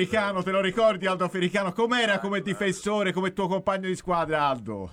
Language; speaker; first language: Italian; native; Italian